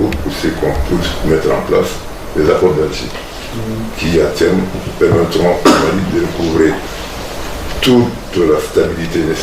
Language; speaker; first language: French; non-native, local second language; Bambara